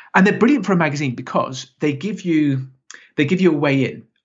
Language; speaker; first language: English; native; English